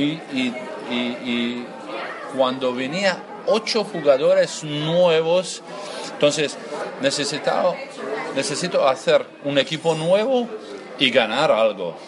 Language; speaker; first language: Spanish; non-native, learner; Croatian